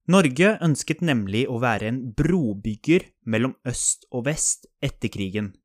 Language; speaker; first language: Norwegian; native; Norwegian